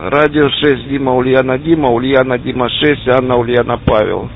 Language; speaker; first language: Russian; native; Russian